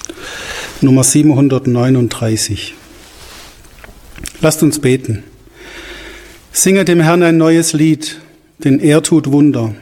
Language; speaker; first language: German; native; German